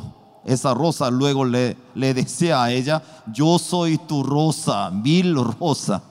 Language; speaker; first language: Spanish; non-native, fluent; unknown